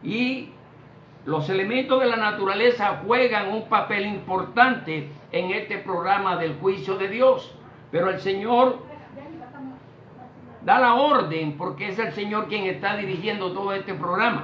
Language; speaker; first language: Spanish; native; Spanish